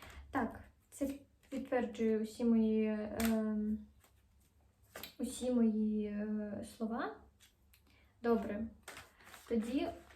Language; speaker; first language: Ukrainian; non-native, local second language; Russian